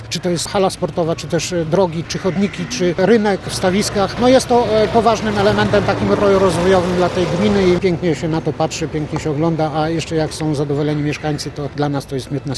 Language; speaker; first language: Polish; native; Polish